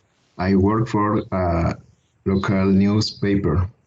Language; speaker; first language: English; non-native, learner; Spanish